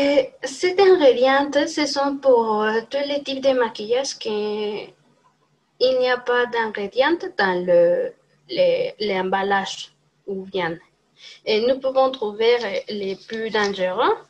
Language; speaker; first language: French; non-native, learner; Spanish